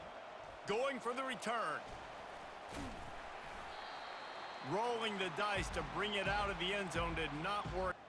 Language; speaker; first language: English; native; English